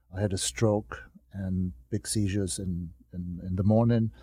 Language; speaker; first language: English; non-native, fluent; German